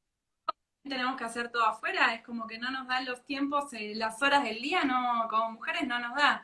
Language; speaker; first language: Spanish; native; Spanish